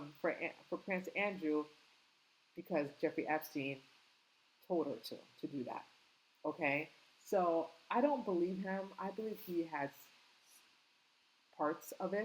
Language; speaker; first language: English; native; English